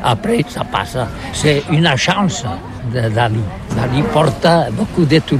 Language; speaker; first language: French; non-native, learner; Catalan